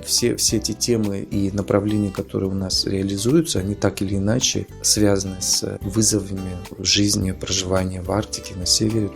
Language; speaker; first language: Russian; non-native, local second language; Yakut